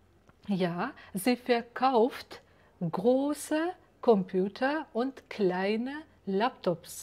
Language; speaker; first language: German; non-native, fluent; Uzbek